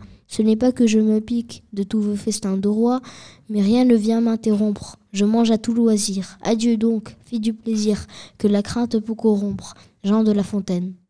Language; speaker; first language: French; native; French